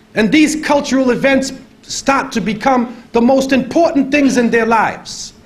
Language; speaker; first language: English; native; English